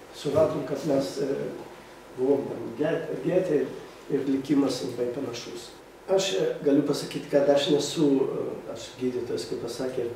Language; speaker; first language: Lithuanian; early bilingual, other home language; Russian